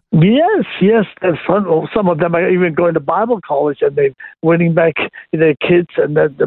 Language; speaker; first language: English; non-native, local second language; Cantonese